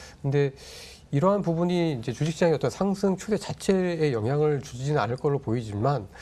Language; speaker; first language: Korean; native; Korean